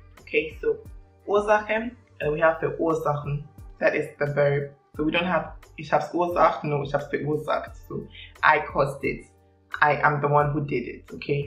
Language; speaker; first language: English; non-native, local second language; Akan